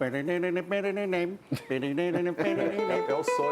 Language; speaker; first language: Portuguese; native; Portuguese